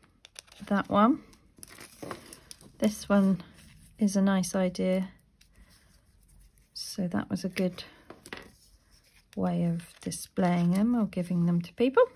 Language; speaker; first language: English; native; English